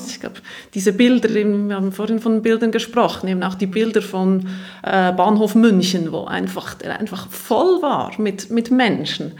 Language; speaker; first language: German; native; German